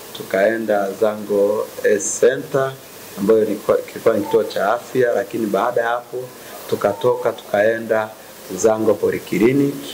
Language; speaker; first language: Swahili; non-native, local second language; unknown